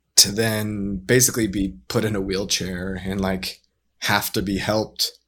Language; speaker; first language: English; native; English